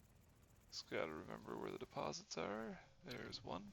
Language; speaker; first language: English; native; English